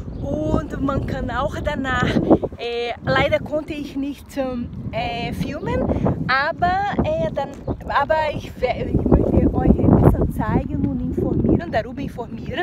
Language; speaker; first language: German; non-native, fluent; Portuguese